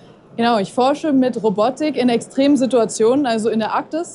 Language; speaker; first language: German; native; German